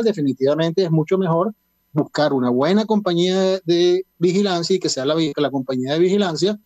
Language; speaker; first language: Spanish; native; Spanish